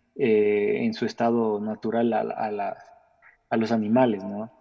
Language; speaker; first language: Spanish; native; Spanish